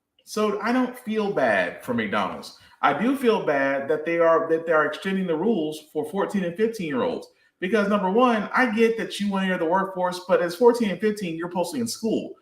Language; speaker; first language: English; native; English